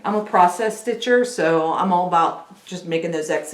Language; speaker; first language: English; native; English